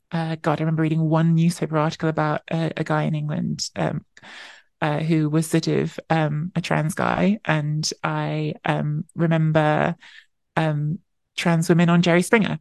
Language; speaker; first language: English; native; English